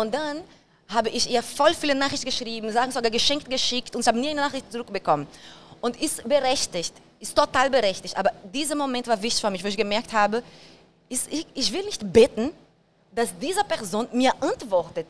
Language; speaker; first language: German; non-native, fluent; Portuguese